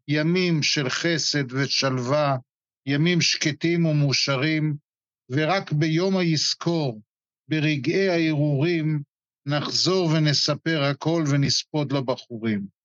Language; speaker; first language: Hebrew; native; Hebrew